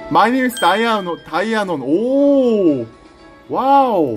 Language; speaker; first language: English; non-native, learner; Korean